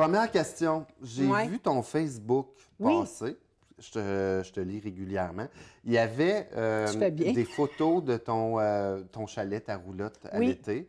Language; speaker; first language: French; native; French